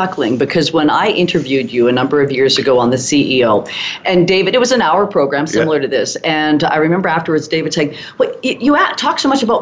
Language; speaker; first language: English; native; English